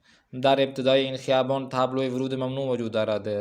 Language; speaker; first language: Persian; non-native, fluent; Urdu